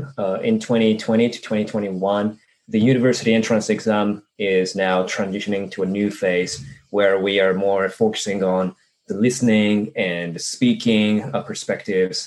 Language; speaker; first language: English; non-native, fluent; Japanese